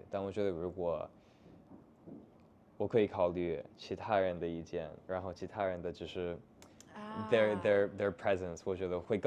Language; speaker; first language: Chinese; non-native, fluent; English